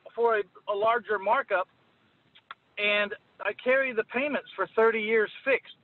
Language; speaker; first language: English; native; English